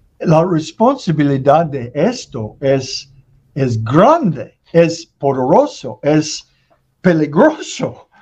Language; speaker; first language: Spanish; non-native, learner; English